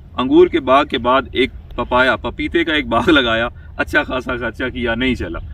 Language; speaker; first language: Hindi; non-native, local second language; Punjabi